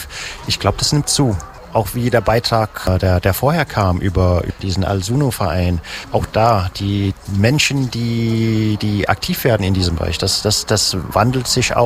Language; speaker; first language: German; native; German